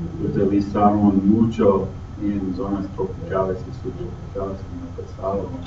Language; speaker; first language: Spanish; non-native, learner; English